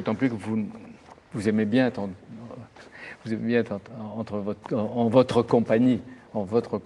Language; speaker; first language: French; native; French